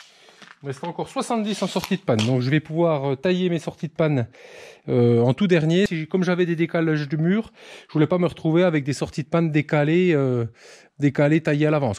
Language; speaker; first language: French; native; French